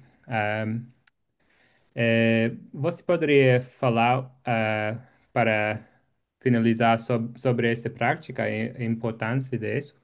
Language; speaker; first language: Portuguese; non-native, fluent; English